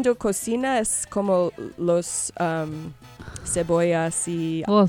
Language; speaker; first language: Spanish; non-native, learner; English